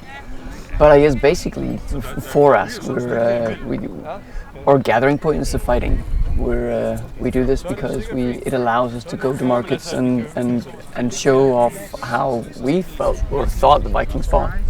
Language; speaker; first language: English; non-native, fluent; Danish